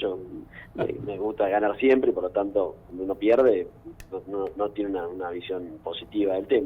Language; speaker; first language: Spanish; native; Spanish